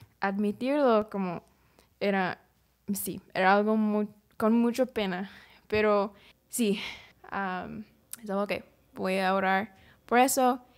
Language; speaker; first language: Spanish; non-native, learner; English